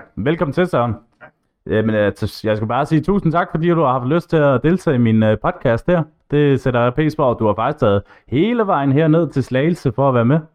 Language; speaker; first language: Danish; native; Danish